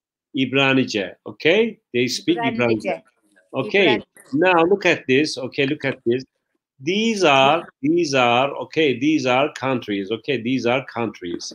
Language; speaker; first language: English; non-native, fluent; Turkish